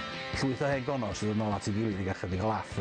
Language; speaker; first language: Welsh; native; Welsh